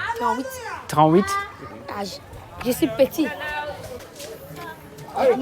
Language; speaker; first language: French; non-native, learner; Turkish